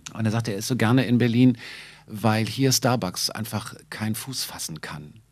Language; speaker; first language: German; native; German